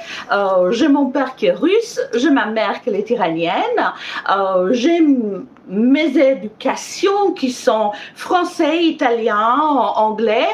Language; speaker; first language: French; non-native, fluent; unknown